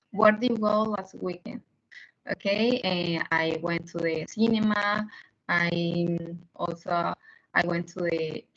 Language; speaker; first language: English; non-native, learner; Spanish